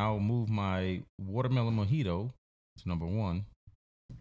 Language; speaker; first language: English; native; English